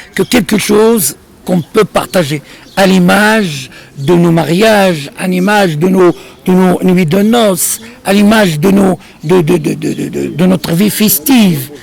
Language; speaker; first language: French; non-native, local second language; Arabic